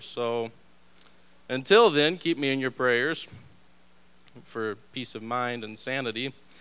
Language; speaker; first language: English; native; English